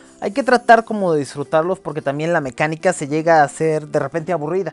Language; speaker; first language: Spanish; native; Spanish